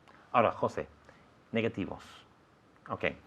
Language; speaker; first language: Spanish; non-native, fluent; English